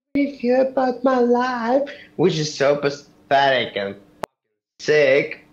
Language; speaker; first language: English; non-native, fluent; Russian